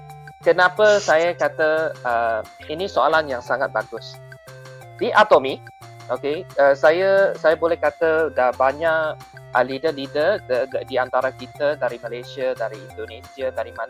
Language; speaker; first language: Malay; non-native, local second language; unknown